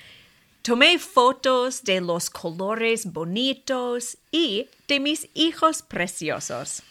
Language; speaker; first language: Spanish; non-native, fluent; English